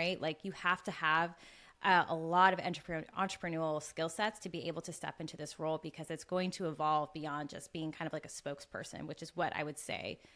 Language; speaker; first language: English; native; English